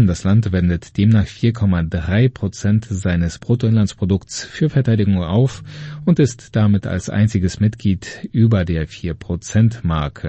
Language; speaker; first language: German; non-native, fluent; Polish